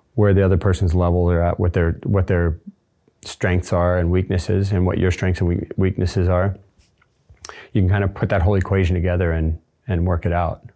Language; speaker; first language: English; native; English